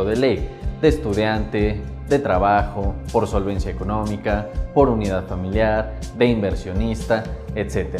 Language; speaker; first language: Spanish; native; Spanish